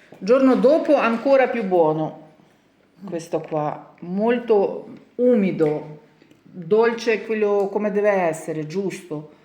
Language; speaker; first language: Italian; non-native, learner; Ukrainian